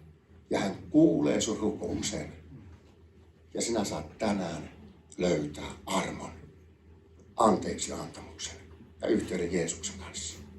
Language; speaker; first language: Finnish; native; Finnish